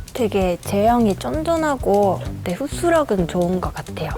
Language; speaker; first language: Korean; non-native, fluent; Vietnamese